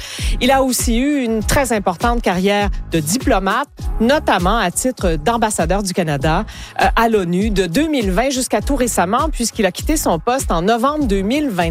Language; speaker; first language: French; native; French